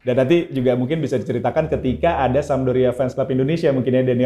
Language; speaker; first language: Indonesian; native; Indonesian